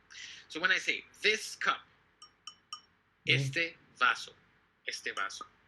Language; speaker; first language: Spanish; non-native, fluent; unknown